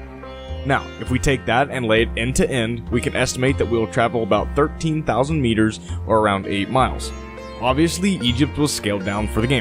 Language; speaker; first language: English; native; English